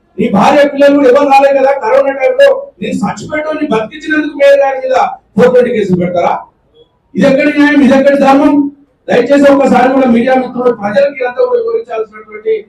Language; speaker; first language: Telugu; native; Telugu